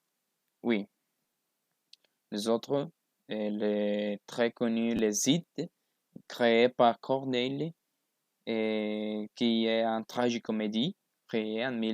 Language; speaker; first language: French; non-native, learner; Spanish